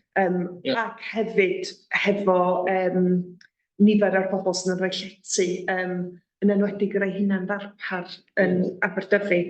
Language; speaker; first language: Welsh; native; Welsh